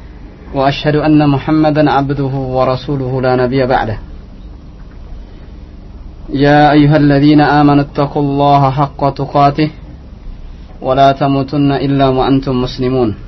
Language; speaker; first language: Arabic; non-native, fluent; Indonesian